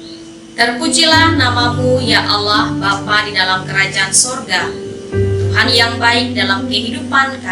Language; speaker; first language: Indonesian; native; Indonesian